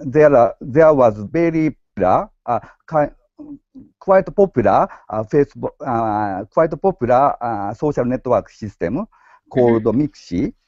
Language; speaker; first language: English; non-native, learner; Japanese